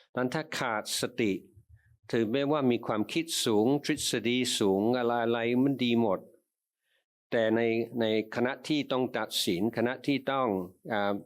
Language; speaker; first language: Thai; non-native, fluent; English